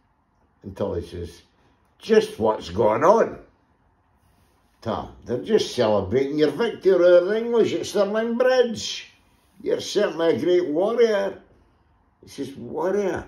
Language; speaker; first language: English; native; English